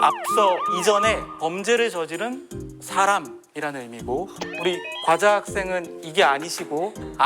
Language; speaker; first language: Korean; native; Korean